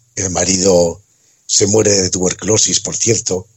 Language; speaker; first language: Spanish; native; Spanish